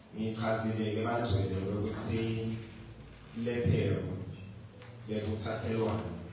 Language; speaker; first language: Zulu; non-native, local second language; Swati